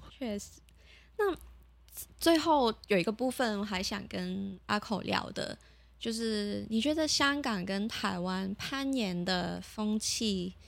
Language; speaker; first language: Chinese; non-native, local second language; Cantonese